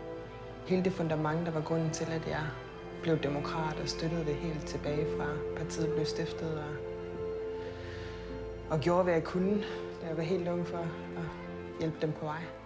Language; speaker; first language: Danish; native; Danish